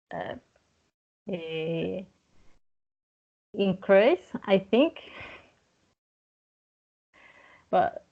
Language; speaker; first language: English; non-native, learner; Spanish